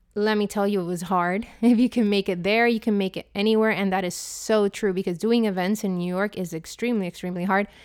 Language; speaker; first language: English; non-native, fluent; Spanish